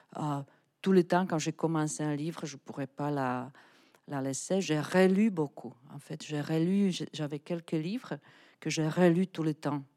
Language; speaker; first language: French; non-native, fluent; Czech